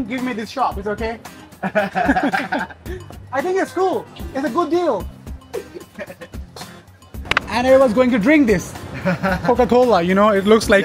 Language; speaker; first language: English; non-native, fluent; Urdu